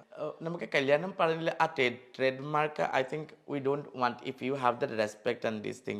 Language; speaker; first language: Malayalam; non-native, fluent; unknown